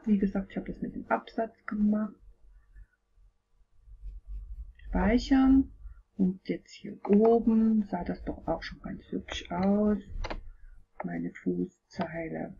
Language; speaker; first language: German; native; German